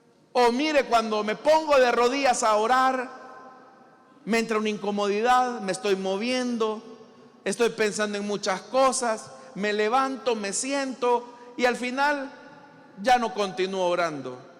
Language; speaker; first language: Spanish; native; Spanish